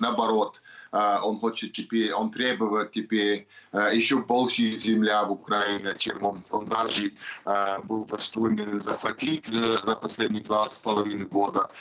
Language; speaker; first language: Russian; non-native, learner; English